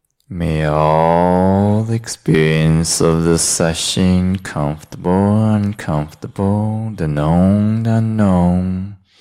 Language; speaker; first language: English; non-native, fluent; Chinese